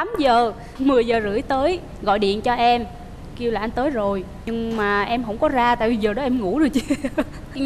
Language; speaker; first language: Vietnamese; native; Vietnamese